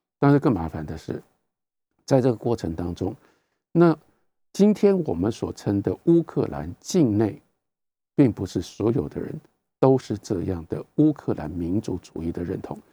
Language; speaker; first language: Chinese; native; Chinese